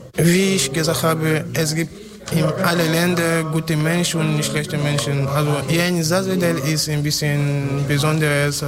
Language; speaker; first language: German; non-native, fluent; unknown